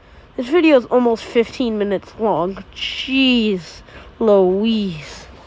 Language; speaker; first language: English; native; English